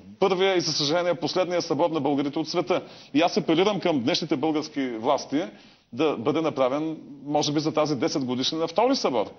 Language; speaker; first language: Bulgarian; native; Bulgarian